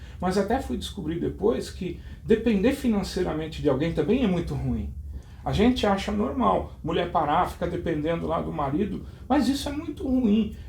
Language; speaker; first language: Portuguese; native; Portuguese